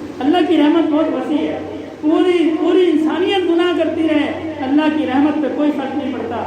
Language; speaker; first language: Urdu; non-native, local second language; Punjabi